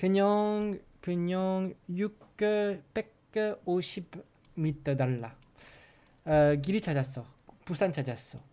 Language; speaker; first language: Korean; non-native, learner; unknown